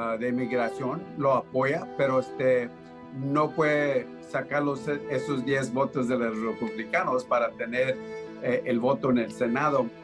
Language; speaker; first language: Spanish; early bilingual, heritage; Spanish